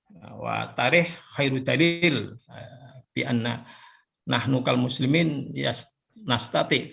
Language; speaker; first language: Arabic; non-native, fluent; Indonesian